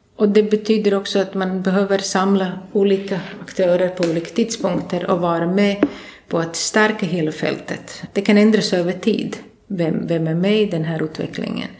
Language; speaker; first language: Swedish; non-native, fluent; Latvian